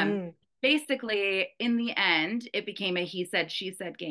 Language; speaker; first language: English; native; English